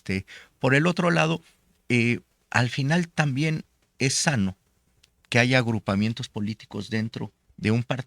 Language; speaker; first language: Spanish; native; Spanish